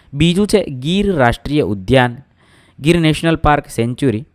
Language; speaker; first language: Hindi; non-native, local second language; Gujarati